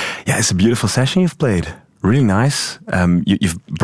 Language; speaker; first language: English; non-native, fluent; Dutch